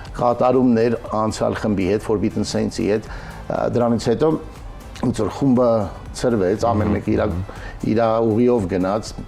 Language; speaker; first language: Armenian; native; Armenian